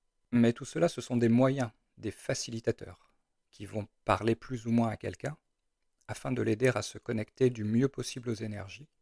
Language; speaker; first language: French; native; French